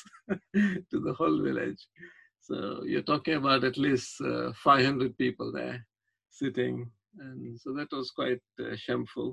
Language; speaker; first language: English; non-native, local second language; Gujarati